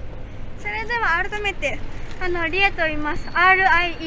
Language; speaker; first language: Japanese; native; Japanese